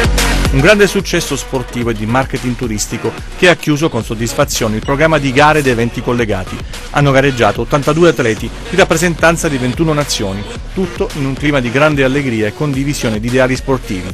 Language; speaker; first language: Italian; native; Italian